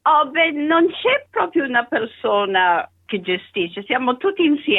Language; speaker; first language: Italian; early bilingual, other home language; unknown